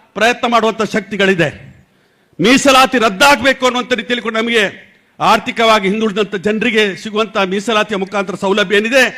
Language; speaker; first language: Kannada; non-native, local second language; Tulu